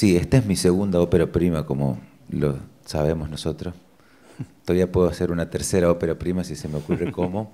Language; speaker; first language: Spanish; native; Spanish